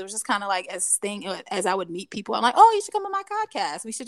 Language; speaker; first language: English; native; English